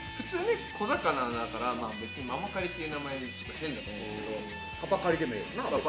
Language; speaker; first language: Japanese; native; Japanese